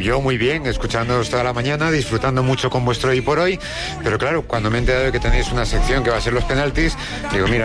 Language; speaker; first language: Spanish; native; Spanish